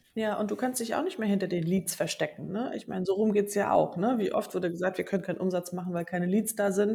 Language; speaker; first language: German; native; German